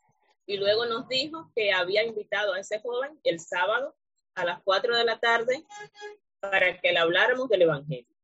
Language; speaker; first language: Spanish; native; Spanish